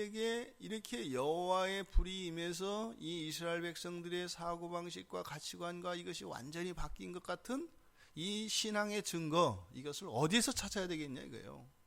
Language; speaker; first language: Korean; native; Korean